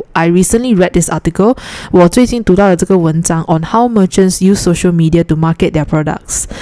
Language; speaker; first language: English; non-native, local second language; Chinese